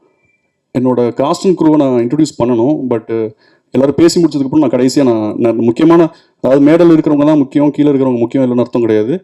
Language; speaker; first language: Tamil; native; Tamil